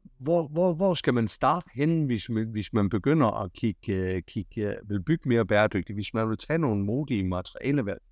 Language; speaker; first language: Danish; native; Danish